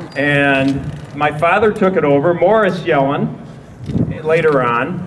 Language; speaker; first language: English; native; English